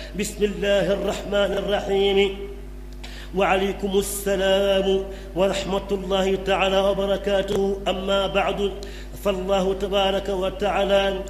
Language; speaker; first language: Arabic; non-native, fluent; Wolof